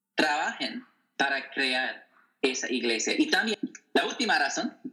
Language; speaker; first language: Spanish; non-native, fluent; English